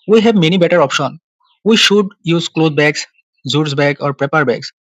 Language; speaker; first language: English; non-native, local second language; Assamese